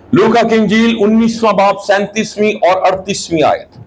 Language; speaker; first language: Urdu; non-native, local second language; Punjabi